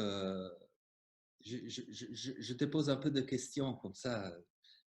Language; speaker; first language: French; non-native, fluent; Italian